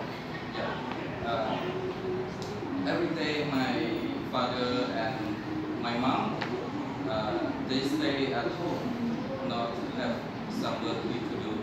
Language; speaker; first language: English; non-native, learner; Khmer